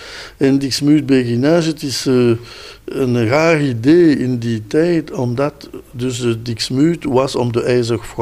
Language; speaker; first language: Dutch; non-native, local second language; French